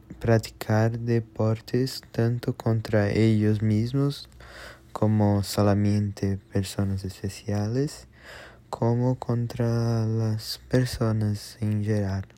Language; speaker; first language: Spanish; non-native, learner; Portuguese